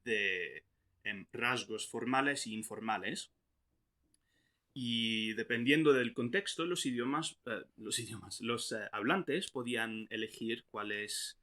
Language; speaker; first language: Spanish; non-native, fluent; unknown